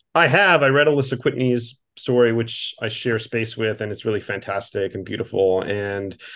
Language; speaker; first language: English; native; English